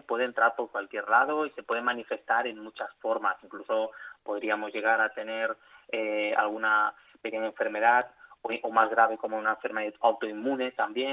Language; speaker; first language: Spanish; native; Spanish